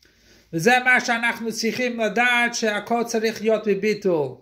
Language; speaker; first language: Hebrew; non-native, fluent; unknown